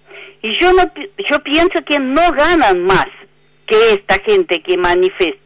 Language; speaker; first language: Spanish; non-native, fluent; Russian